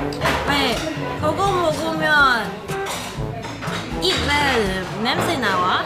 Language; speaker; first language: Korean; non-native, learner; Cantonese